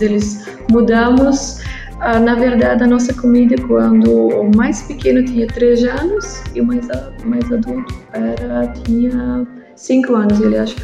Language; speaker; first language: Portuguese; non-native, learner; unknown